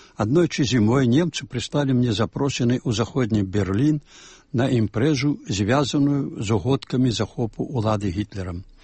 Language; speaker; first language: Belarusian; native; Belarusian